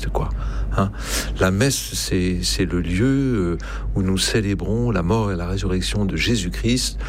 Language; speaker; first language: French; native; French